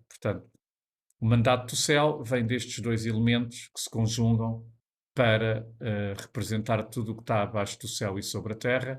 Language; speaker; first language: Portuguese; native; Portuguese